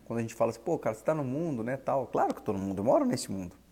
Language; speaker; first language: Portuguese; native; Portuguese